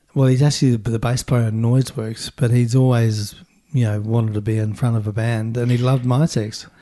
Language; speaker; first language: English; native; English